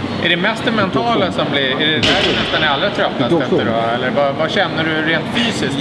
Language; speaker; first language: Swedish; native; Swedish